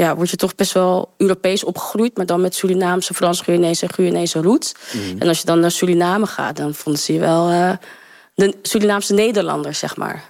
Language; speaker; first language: Dutch; early bilingual, other home language; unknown